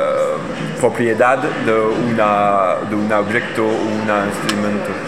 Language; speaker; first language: Spanish; non-native, learner; French